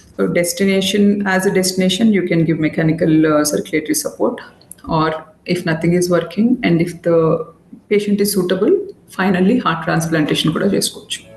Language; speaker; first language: English; non-native, local second language; Telugu